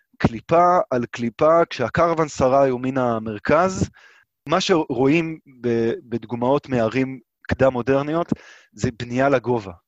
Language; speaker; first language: Hebrew; native; Hebrew